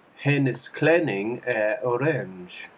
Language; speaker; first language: Swedish; non-native, learner; English